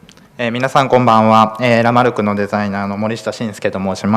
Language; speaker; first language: Japanese; native; Japanese